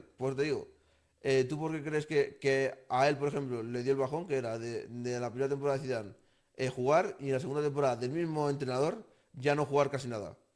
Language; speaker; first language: Spanish; native; Spanish